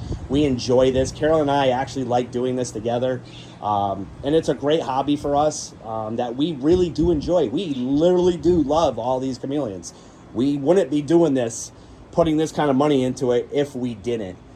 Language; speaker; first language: English; native; English